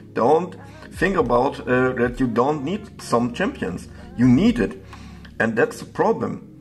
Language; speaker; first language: English; non-native, learner; German